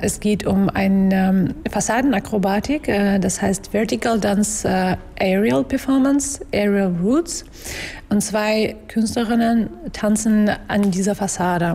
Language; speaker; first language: German; non-native, learner; Russian